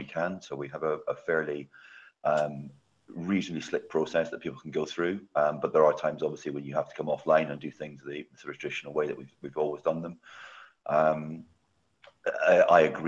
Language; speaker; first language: English; native; English